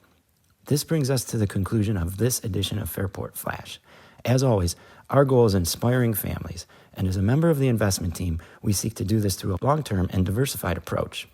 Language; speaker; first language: English; native; English